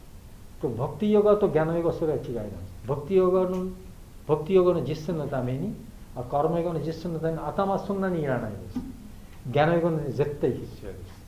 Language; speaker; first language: Japanese; non-native, fluent; Bangla